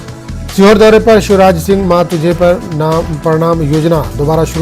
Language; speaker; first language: Hindi; native; Hindi